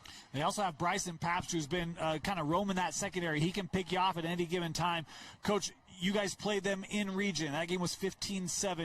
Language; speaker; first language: English; native; English